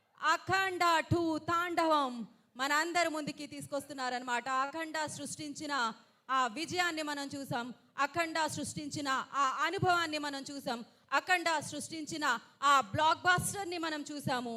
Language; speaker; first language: Telugu; native; Telugu